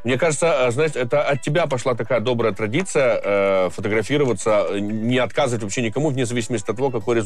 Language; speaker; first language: Russian; native; Russian